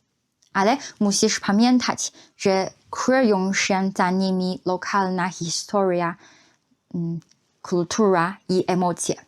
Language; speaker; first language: Polish; non-native, fluent; Chinese